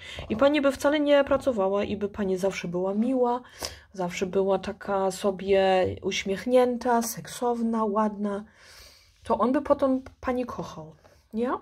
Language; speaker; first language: Polish; early bilingual, heritage; Polish